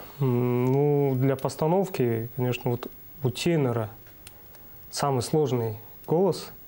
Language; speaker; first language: Russian; non-native, local second language; Buriat